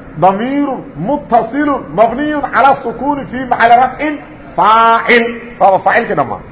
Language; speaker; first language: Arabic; non-native, fluent; Somali